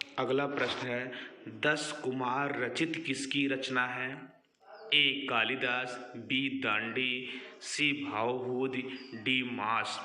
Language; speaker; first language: Hindi; native; Hindi